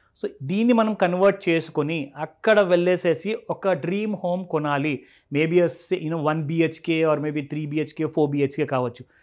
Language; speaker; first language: Telugu; native; Telugu